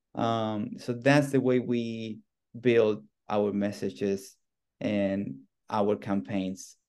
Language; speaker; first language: English; non-native, fluent; Spanish